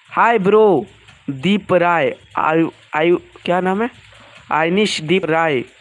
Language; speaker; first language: Hindi; non-native, local second language; Bangla